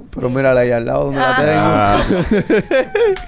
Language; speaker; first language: Spanish; native; Spanish